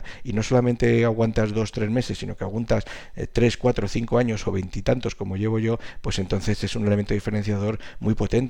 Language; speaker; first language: Spanish; native; Spanish